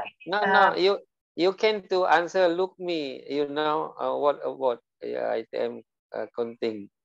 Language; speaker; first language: English; non-native, learner; Indonesian